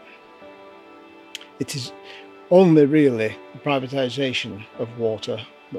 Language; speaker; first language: English; native; English